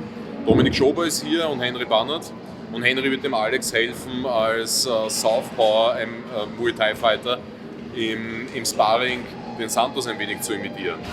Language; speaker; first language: German; native; German